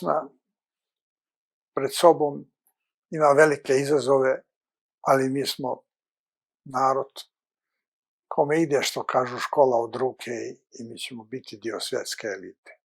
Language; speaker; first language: Bosnian; native; Bosnian